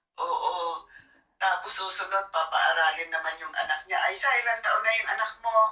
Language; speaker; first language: Filipino; native; Filipino